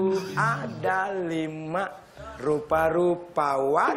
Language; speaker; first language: Indonesian; native; Indonesian